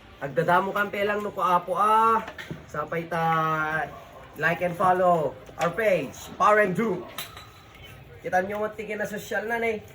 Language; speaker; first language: Filipino; non-native, local second language; Iloko